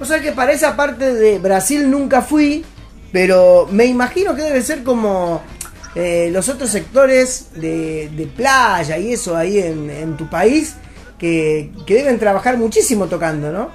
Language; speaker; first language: Spanish; native; Spanish